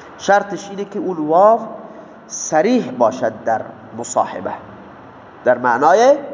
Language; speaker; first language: Persian; non-native, local second language; Baluchi